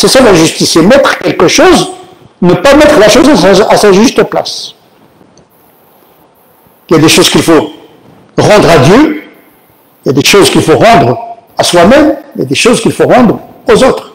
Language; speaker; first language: French; native; French